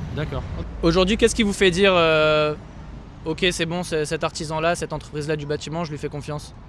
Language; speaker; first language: French; native; French